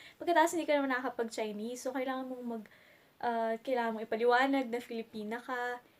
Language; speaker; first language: Filipino; native; Filipino